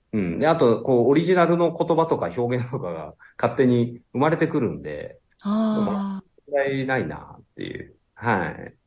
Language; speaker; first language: Japanese; native; Japanese